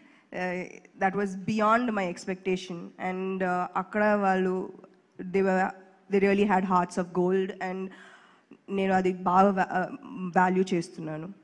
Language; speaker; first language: Telugu; non-native, local second language; English